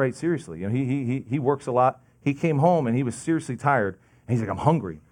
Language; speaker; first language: English; native; English